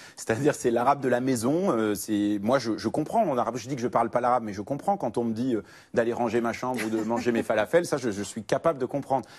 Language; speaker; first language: French; early bilingual, other home language; Arabic